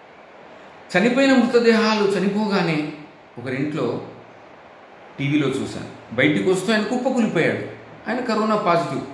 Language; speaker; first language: Telugu; native; Telugu